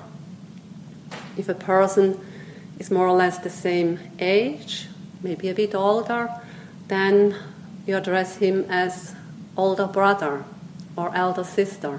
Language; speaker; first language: English; non-native, fluent; Swiss German